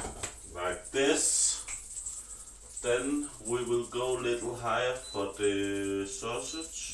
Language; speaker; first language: English; non-native, learner; Danish